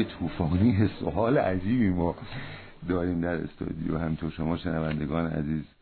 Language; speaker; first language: Persian; native; Persian